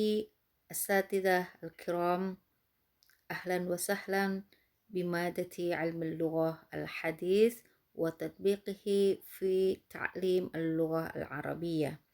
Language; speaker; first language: Arabic; non-native, fluent; Indonesian